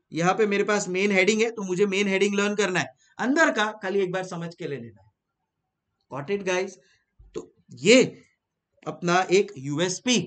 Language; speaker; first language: Hindi; native; Hindi